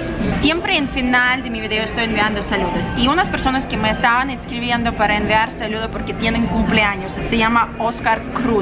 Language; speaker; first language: Spanish; non-native, learner; Russian